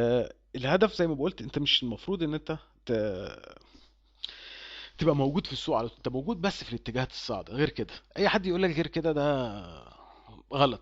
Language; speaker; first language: Arabic; native; Arabic